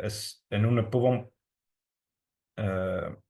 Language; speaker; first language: French; non-native, fluent; Estonian